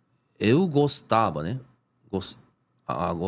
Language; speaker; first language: Portuguese; non-native, learner; Japanese